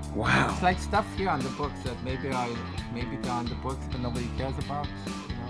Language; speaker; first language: English; non-native, fluent; Hebrew